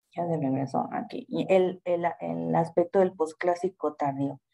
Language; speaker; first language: Spanish; native; Spanish